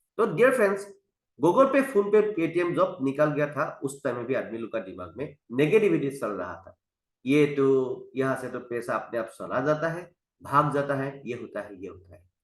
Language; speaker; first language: Hindi; non-native, local second language; Assamese